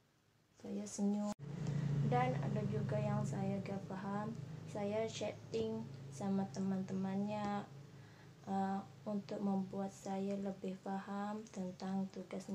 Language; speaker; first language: Indonesian; non-native, learner; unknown